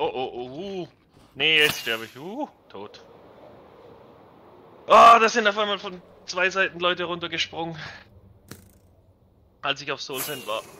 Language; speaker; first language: German; native; German